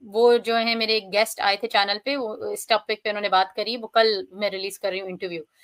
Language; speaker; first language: Hindi; early bilingual, heritage; Hindi